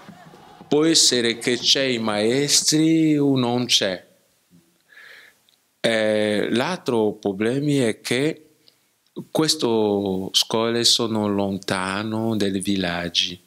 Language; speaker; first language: Italian; non-native, learner; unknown